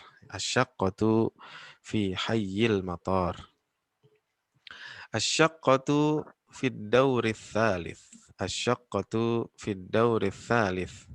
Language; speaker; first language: Arabic; non-native, fluent; Indonesian